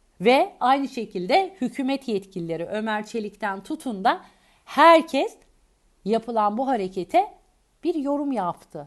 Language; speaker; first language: Turkish; native; Turkish